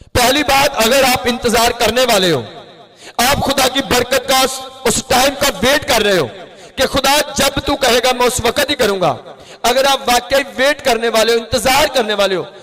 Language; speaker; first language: Urdu; non-native, local second language; Punjabi